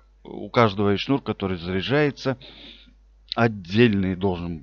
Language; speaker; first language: Russian; native; Russian